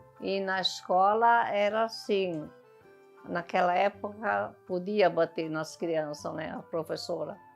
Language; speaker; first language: Portuguese; non-native, local second language; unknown